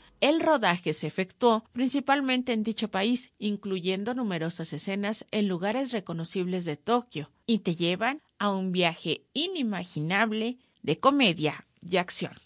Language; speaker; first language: Spanish; native; Spanish